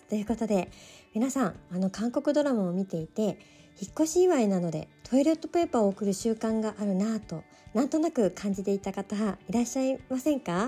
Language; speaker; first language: Japanese; native; Japanese